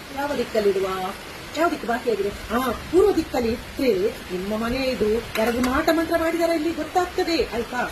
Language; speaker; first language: Kannada; native; Kannada